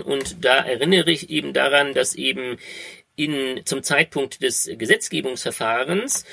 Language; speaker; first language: German; native; German